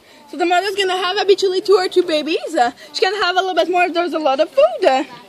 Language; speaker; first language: English; non-native, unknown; French